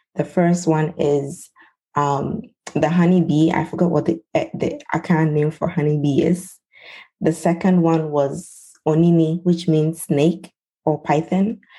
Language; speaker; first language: English; non-native, local second language; Ewe